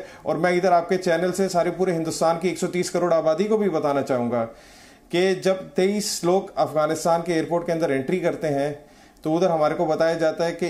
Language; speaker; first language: Hindi; native; Hindi